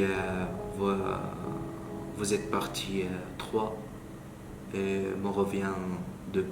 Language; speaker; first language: French; non-native, learner; Arabic